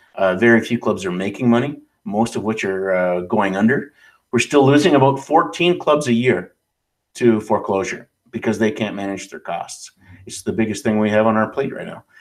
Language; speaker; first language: English; native; English